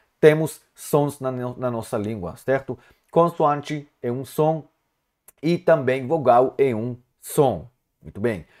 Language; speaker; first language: Portuguese; non-native, fluent; Hebrew